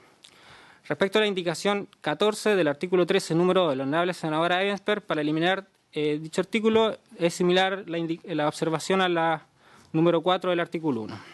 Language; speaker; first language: Spanish; native; Spanish